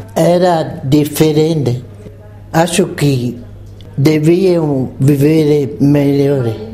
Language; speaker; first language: Portuguese; non-native, local second language; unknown